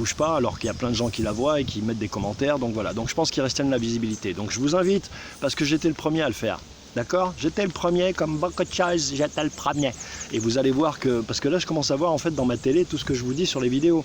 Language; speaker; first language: French; native; French